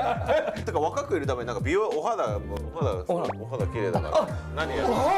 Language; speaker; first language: Japanese; native; Japanese